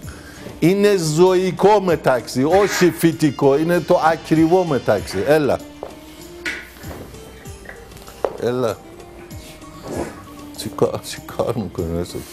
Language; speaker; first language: Greek; non-native, fluent; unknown